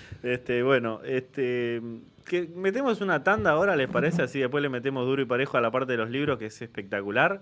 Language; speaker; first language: Spanish; native; Spanish